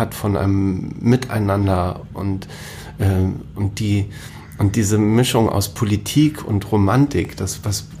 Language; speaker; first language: German; native; German